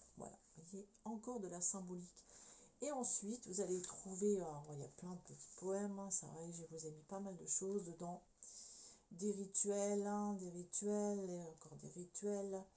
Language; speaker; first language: French; native; French